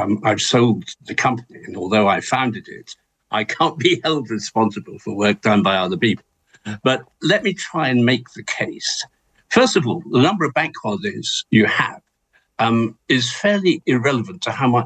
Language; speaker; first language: English; native; English